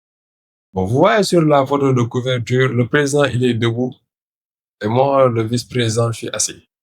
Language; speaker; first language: French; non-native, local second language; Wolof